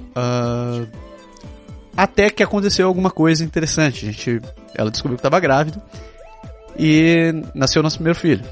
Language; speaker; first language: Portuguese; non-native, local second language; Japanese